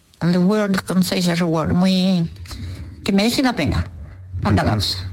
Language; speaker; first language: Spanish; early bilingual, other home language; Russian